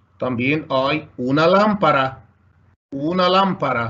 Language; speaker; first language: Spanish; non-native, fluent; Arabic